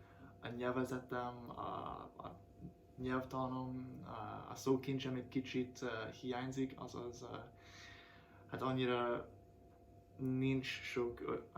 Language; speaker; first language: Hungarian; non-native, fluent; English